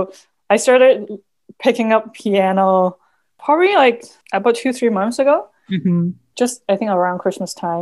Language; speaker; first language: English; non-native, local second language; Cantonese